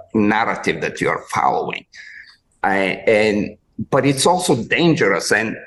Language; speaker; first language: English; non-native, fluent; Bulgarian